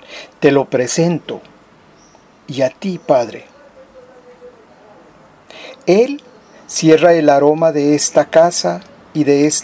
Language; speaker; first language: Spanish; native; Spanish